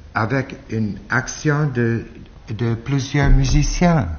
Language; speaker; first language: French; non-native, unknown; English